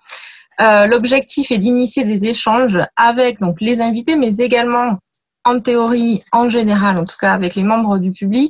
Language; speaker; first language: French; native; French